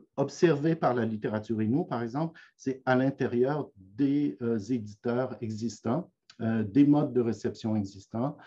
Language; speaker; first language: French; native; French